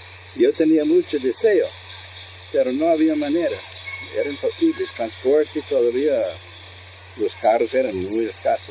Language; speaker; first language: Spanish; non-native, fluent; English